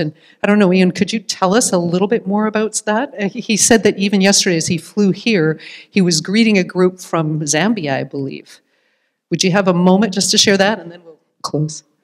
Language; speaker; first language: English; native; English